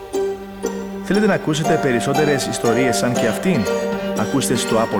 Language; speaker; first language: Greek; native; Greek